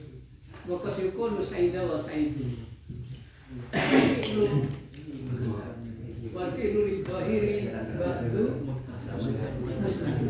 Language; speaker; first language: Arabic; non-native, learner; Indonesian